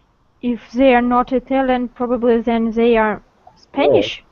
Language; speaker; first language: English; non-native, learner; Russian